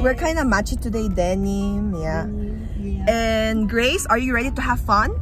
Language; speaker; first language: English; early bilingual, other home language; Korean